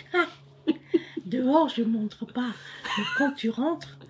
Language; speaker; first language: French; non-native, fluent; Khmer